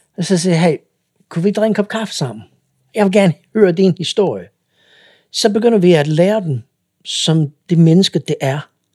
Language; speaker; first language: Danish; non-native, fluent; English